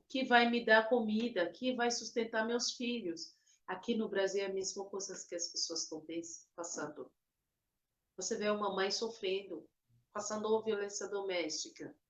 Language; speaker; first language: Portuguese; non-native, fluent; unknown